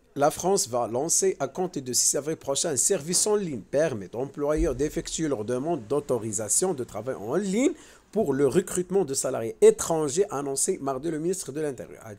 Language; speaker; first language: French; non-native, local second language; Arabic